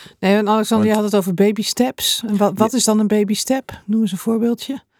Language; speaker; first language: Dutch; native; Dutch